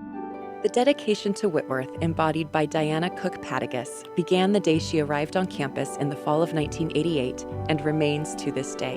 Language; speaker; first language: English; native; English